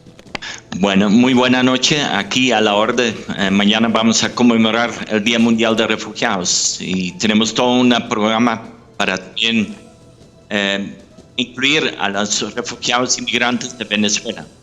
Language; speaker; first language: Spanish; non-native, fluent; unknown